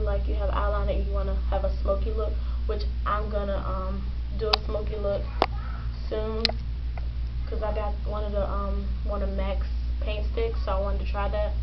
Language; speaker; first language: English; native; English